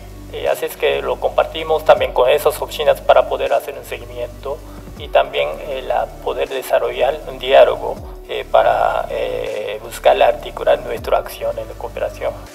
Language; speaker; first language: Spanish; non-native, fluent; Japanese